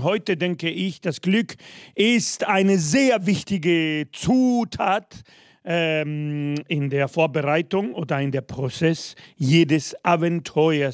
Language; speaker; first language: German; non-native, fluent; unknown